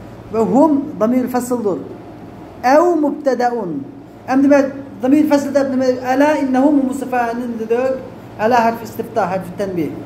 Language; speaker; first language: Arabic; non-native, fluent; Uyghur